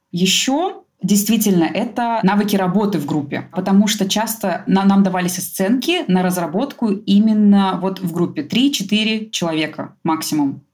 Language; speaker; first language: Russian; native; Russian